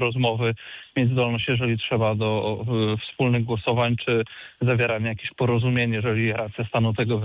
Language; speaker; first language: Polish; native; Polish